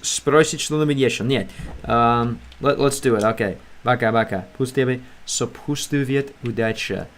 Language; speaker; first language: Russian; non-native, learner; English